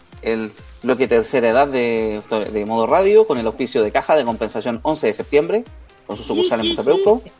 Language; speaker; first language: Spanish; native; Spanish